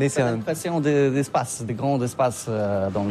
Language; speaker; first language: French; non-native, learner; Polish